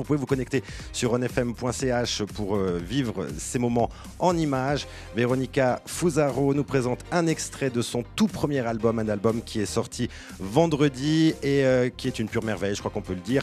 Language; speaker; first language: French; native; French